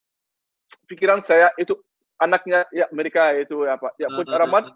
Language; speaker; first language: Indonesian; non-native, learner; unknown